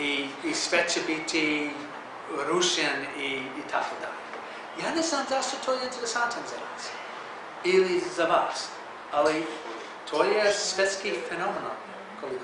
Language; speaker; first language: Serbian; non-native, learner; English